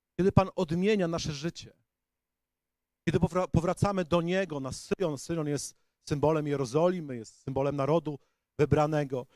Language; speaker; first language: Polish; native; Polish